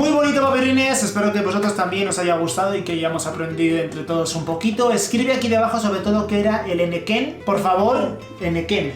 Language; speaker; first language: Spanish; native; Spanish